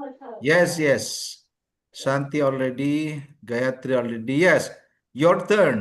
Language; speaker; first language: English; non-native, learner; Indonesian